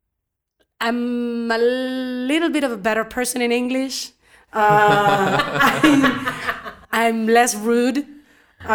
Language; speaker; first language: English; non-native, fluent; Spanish